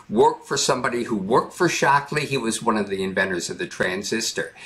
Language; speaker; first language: English; native; English